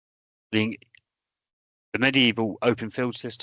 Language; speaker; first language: English; native; English